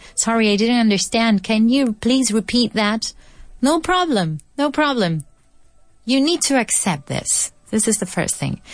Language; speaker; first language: English; non-native, fluent; Spanish